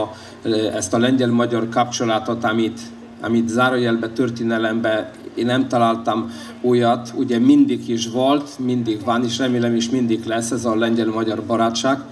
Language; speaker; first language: Hungarian; non-native, fluent; Polish